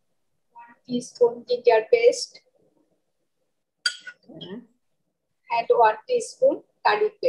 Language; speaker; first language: English; non-native, learner; Bangla